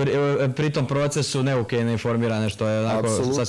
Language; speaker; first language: Croatian; native; Croatian